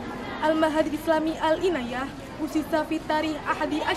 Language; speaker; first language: Arabic; non-native, learner; Indonesian